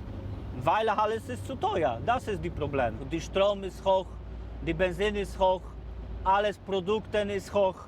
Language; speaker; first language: German; non-native, learner; Polish